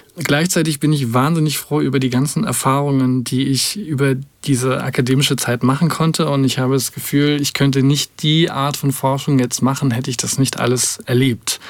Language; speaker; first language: German; native; German